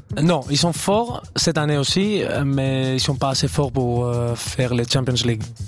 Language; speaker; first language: French; non-native, fluent; Greek